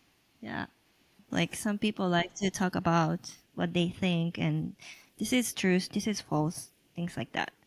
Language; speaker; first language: English; non-native, local second language; Japanese